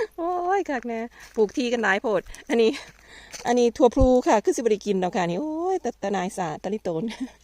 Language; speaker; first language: Thai; native; Thai